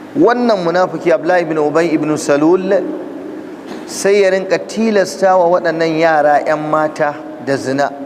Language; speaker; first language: Hausa; native; Hausa